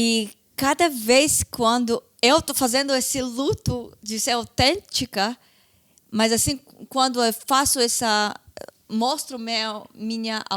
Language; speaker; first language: Portuguese; non-native, fluent; Hebrew